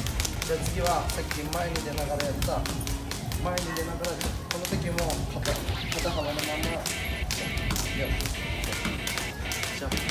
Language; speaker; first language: Japanese; native; Japanese